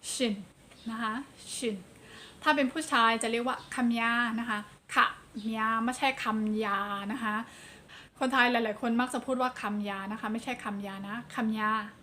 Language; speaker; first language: Thai; non-native, fluent; Burmese